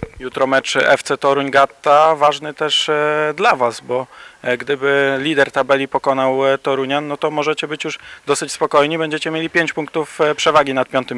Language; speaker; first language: Polish; native; Polish